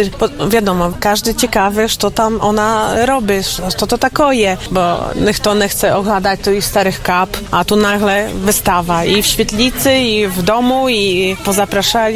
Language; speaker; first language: Polish; non-native, local second language; Ukrainian